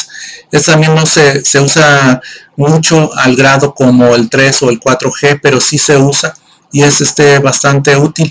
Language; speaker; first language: Spanish; native; Spanish